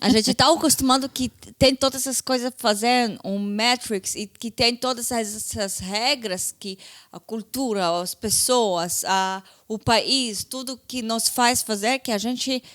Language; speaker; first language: Portuguese; non-native, fluent; Hebrew